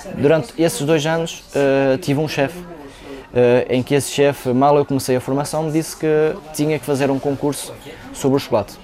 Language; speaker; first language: Portuguese; native; Portuguese